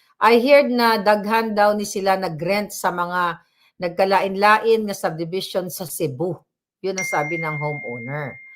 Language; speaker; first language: Filipino; non-native, local second language; Cebuano